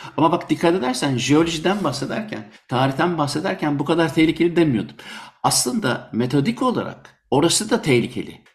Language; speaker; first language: Turkish; native; Turkish